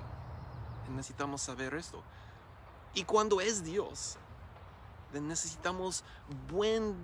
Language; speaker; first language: Spanish; non-native, learner; English